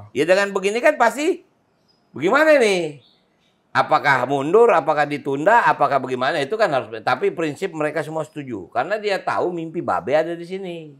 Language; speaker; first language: Indonesian; native; Indonesian